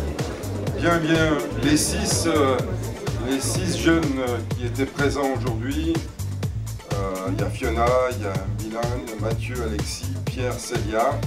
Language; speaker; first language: French; native; French